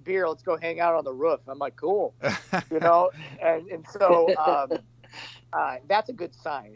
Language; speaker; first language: English; native; English